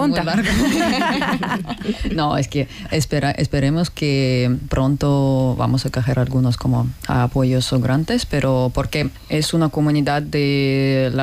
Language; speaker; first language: Spanish; non-native, learner; Russian